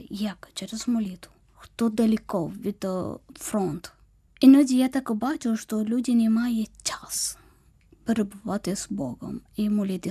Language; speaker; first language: Ukrainian; non-native, learner; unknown